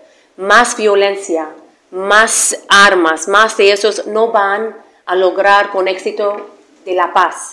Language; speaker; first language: Spanish; non-native, fluent; Arabic